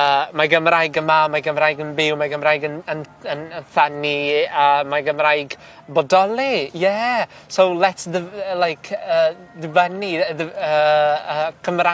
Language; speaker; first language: Welsh; non-native, learner; Portuguese